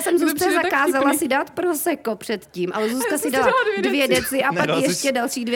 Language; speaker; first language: Czech; native; Czech